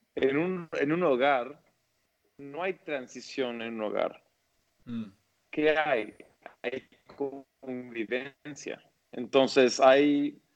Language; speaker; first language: Spanish; early bilingual, other home language; English